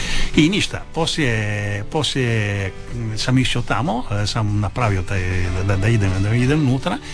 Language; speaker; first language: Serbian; early bilingual, heritage; Italian